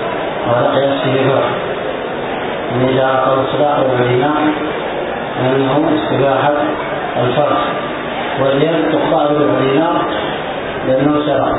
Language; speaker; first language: Arabic; native; Arabic